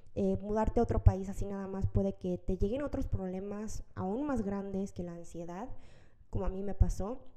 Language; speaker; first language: Spanish; early bilingual, other home language; Korean